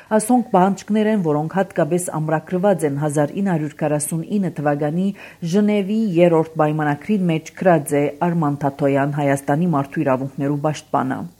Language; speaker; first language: Armenian; early bilingual, heritage; Armenian